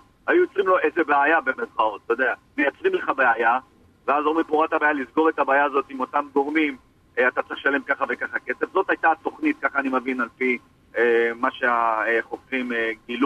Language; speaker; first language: Hebrew; native; Hebrew